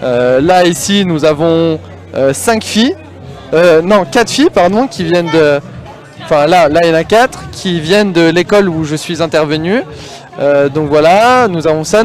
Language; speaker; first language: French; native; French